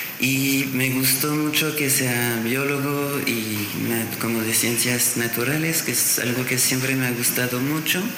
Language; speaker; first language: Spanish; non-native, fluent; French